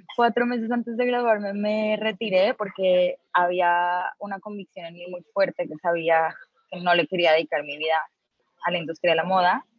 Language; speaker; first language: Spanish; native; Spanish